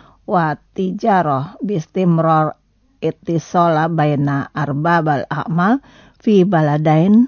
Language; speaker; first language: Arabic; non-native, fluent; Indonesian